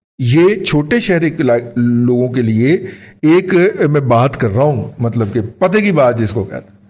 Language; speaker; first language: Urdu; non-native, local second language; Punjabi